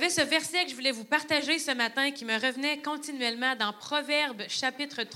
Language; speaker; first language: French; native; French